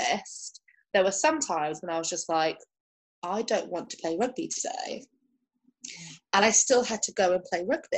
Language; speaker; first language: English; native; English